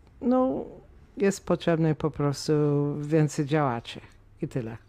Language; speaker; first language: Polish; non-native, fluent; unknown